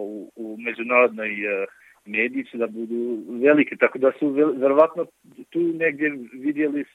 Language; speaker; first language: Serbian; non-native, local second language; Albanian